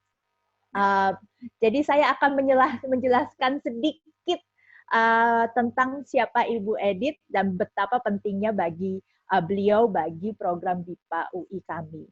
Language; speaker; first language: Indonesian; native; Indonesian